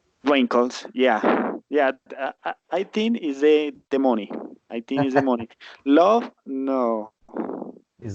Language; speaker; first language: English; non-native, learner; Spanish